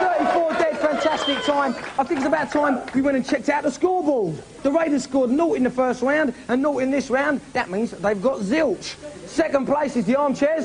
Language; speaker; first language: English; native; English